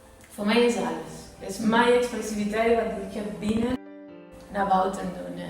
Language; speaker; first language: Dutch; non-native, learner; Spanish